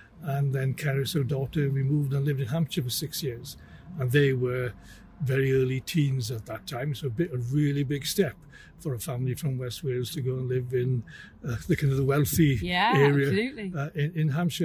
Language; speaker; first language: English; native; English